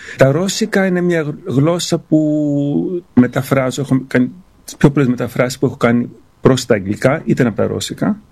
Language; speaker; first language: Greek; early bilingual, other home language; German